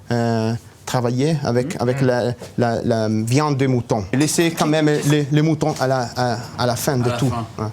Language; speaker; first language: French; non-native, learner; Italian